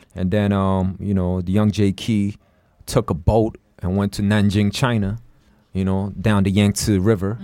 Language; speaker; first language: English; early bilingual, other home language; Chinese